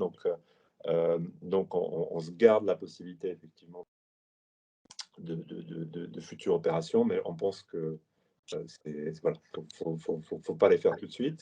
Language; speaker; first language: French; native; French